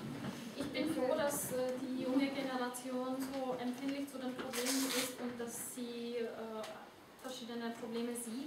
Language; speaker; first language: German; non-native, fluent; Czech